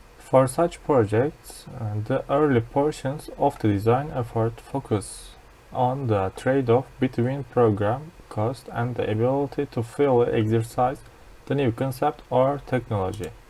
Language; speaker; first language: English; non-native, fluent; Turkish